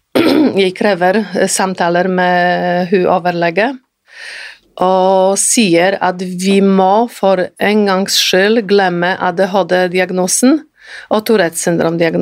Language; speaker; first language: Norwegian; non-native, fluent; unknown